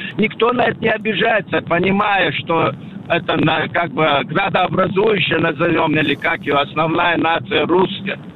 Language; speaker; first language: Russian; non-native, local second language; Chechen